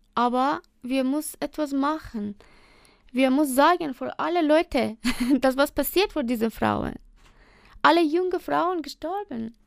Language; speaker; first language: German; non-native, learner; Persian